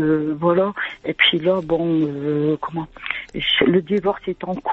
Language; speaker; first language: French; native; French